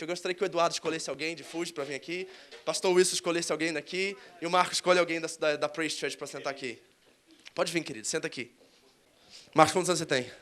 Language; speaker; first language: Portuguese; native; Portuguese